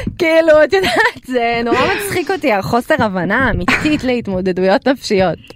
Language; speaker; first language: Hebrew; early bilingual, other home language; Russian